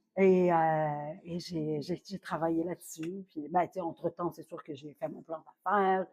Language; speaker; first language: French; non-native, fluent; Arabic